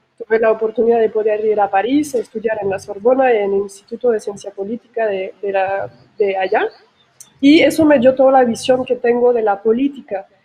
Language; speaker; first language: Spanish; non-native, fluent; French